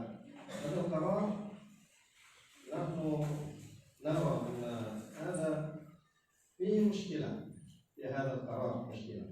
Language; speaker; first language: Arabic; non-native, fluent; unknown